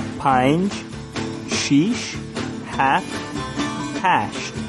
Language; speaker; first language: Persian; non-native, learner; English